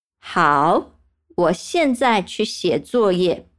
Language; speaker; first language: Chinese; non-native, fluent; Portuguese